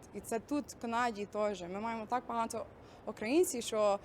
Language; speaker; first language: Ukrainian; early bilingual, heritage; Ukrainian